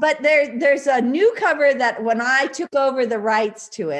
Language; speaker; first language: English; native; English